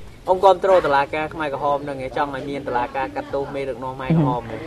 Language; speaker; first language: Khmer; native; Khmer